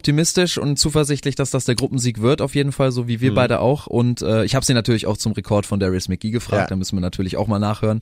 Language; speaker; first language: German; native; German